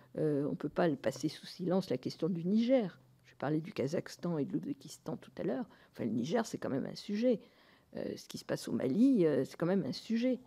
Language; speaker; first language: French; native; French